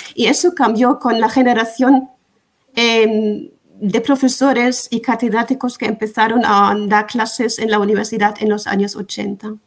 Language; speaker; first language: Spanish; non-native, fluent; German